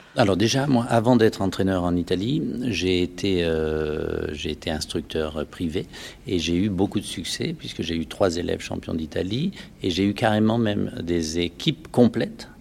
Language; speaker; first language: French; native; French